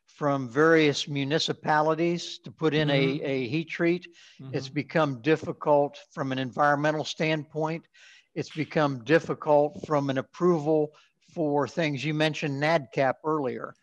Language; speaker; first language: English; native; English